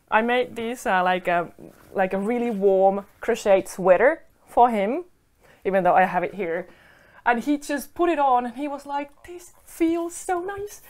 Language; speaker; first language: English; non-native, fluent; Finnish